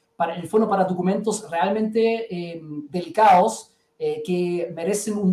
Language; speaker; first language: Spanish; early bilingual, heritage; German